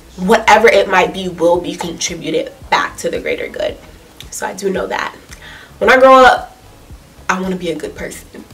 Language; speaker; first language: English; native; English